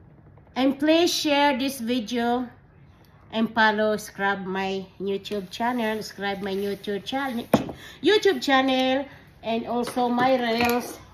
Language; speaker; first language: English; non-native, learner; Filipino